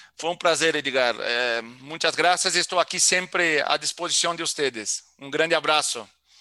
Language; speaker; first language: Portuguese; native; Portuguese